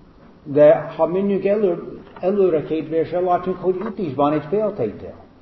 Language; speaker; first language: Hungarian; non-native, fluent; English